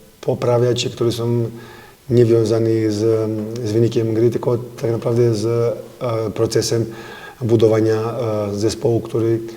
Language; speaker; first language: Polish; non-native, fluent; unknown